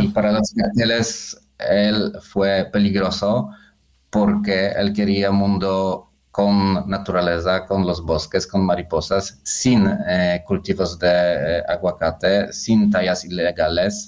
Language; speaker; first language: Spanish; non-native, learner; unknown